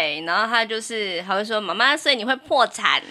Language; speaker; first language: Chinese; native; Chinese